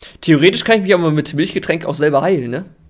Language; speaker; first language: German; native; German